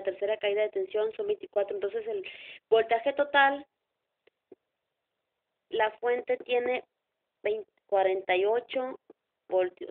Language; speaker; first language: Spanish; native; Spanish